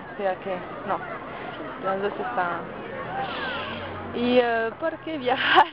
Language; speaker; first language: Spanish; non-native, fluent; French